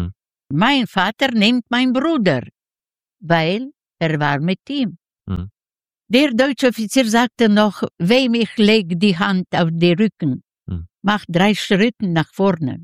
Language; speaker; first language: German; non-native, learner; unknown